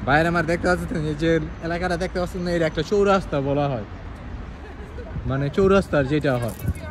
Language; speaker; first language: Hindi; non-native, learner; Bangla